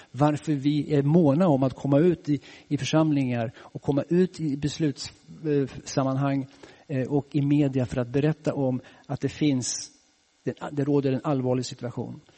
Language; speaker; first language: Swedish; native; Swedish